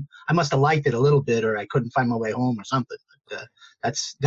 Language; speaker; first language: English; native; English